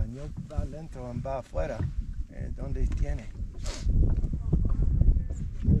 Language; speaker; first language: Spanish; non-native, learner; English